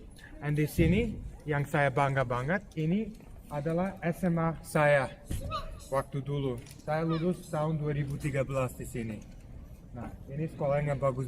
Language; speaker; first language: Indonesian; non-native, fluent; Serbian